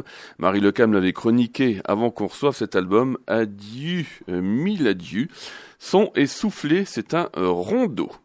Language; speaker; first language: French; native; French